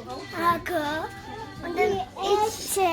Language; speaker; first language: German; early bilingual, other home language; Mongolian